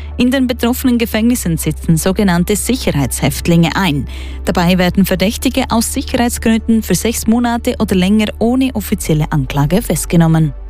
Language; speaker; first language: German; native; German